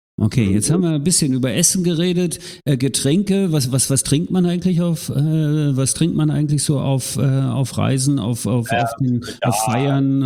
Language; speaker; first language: German; native; German